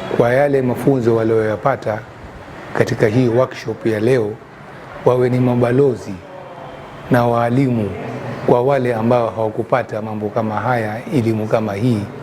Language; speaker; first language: Swahili; native; Swahili